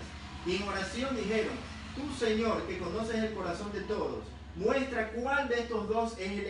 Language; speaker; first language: Spanish; native; Spanish